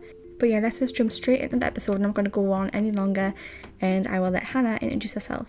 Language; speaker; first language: English; native; English